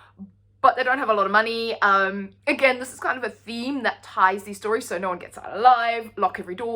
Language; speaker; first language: English; native; English